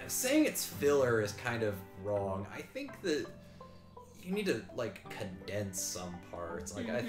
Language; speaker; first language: English; native; English